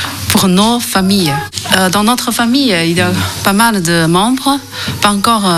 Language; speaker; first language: French; non-native, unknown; Chinese